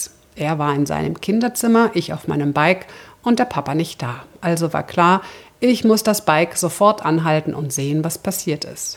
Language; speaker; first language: German; native; German